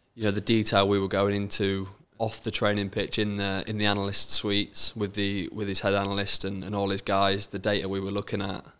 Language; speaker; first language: English; native; English